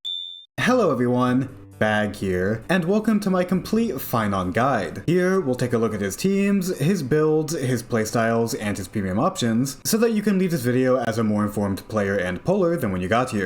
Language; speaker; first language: English; native; English